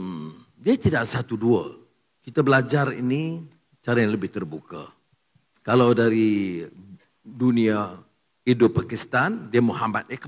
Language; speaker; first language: Malay; native; Malay